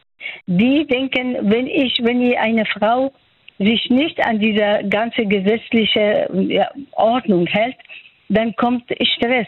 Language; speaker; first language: German; non-native, fluent; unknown